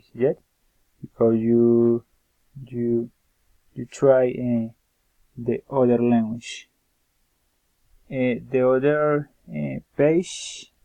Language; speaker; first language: English; non-native, learner; Spanish